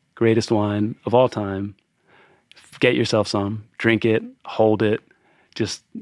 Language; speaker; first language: English; native; English